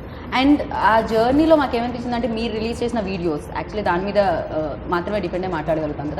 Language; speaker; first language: Telugu; native; Telugu